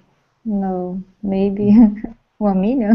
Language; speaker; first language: English; non-native, learner; Portuguese